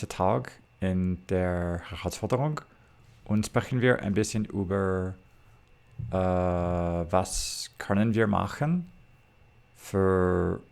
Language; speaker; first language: German; non-native, learner; English